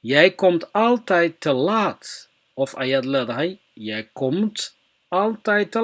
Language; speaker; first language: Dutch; non-native, fluent; Somali